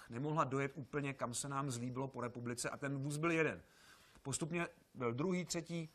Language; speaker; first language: Czech; native; Czech